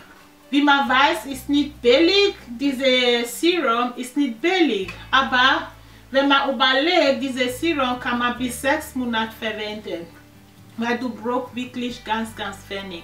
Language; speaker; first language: German; non-native, learner; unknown